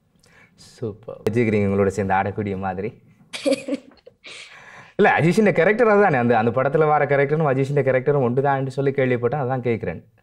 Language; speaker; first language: Tamil; native; Tamil